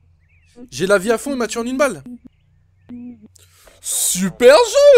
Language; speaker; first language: French; native; French